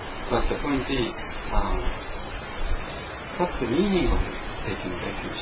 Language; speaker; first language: English; non-native, fluent; Japanese